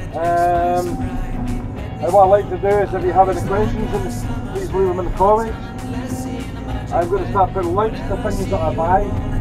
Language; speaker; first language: English; native; English